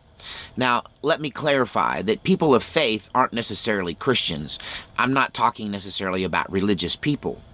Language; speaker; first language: English; native; English